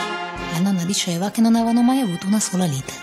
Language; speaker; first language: Italian; native; Italian